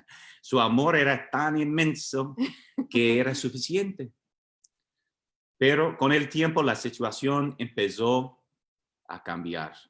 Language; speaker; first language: Spanish; non-native, fluent; English